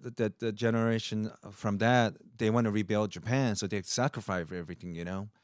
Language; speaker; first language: English; early bilingual, other home language; Japanese